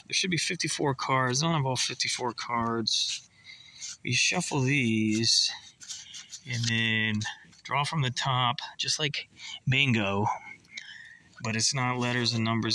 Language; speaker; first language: English; native; English